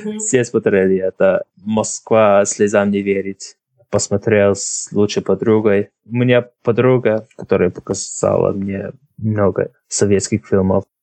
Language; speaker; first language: Russian; non-native, fluent; English